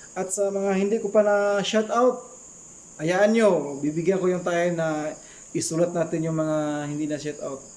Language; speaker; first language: Filipino; non-native, local second language; Cebuano